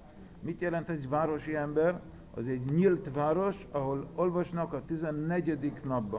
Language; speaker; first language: Hungarian; early bilingual, heritage; Hungarian